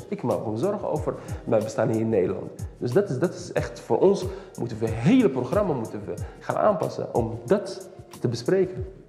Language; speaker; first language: Dutch; early bilingual, other home language; Riffian